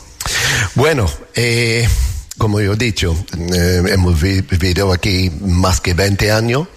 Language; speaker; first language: Spanish; non-native, learner; English